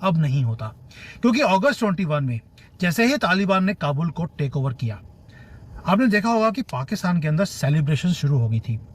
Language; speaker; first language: Hindi; native; Hindi